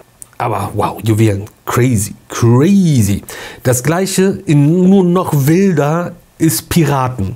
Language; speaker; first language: German; native; German